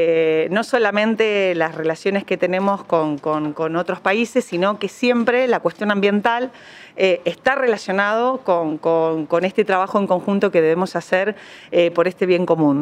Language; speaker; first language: Spanish; native; Spanish